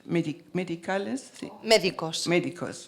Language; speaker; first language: Spanish; non-native, fluent; German